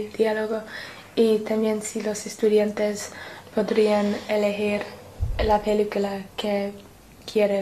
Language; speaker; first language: Spanish; non-native, learner; English